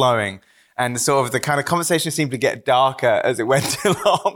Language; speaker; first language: English; native; English